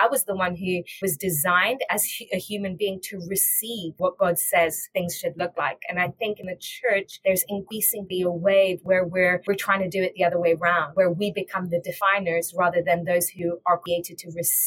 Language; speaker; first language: English; native; English